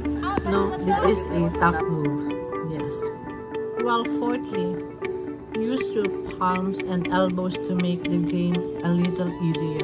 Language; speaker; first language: English; non-native, local second language; Cebuano